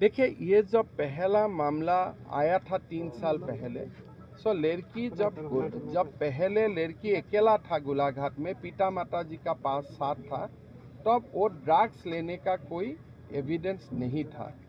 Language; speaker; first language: Hindi; non-native, local second language; Assamese